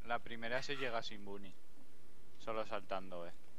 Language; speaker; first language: Spanish; native; Spanish